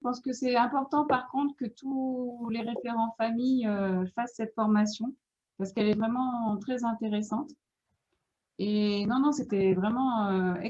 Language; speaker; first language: French; native; French